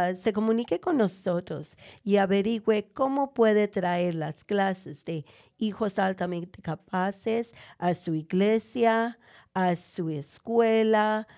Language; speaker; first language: Spanish; native; Spanish